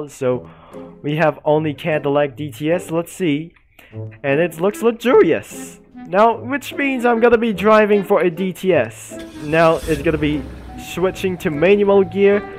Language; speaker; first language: English; non-native, learner; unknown